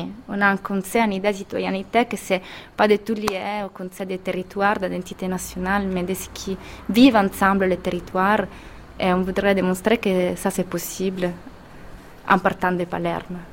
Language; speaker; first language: French; non-native, fluent; Italian